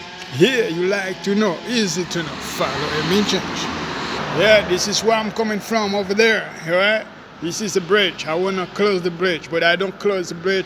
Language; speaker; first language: English; non-native, fluent; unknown